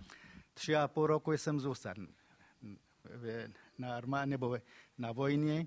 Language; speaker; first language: Czech; non-native, fluent; Kurdish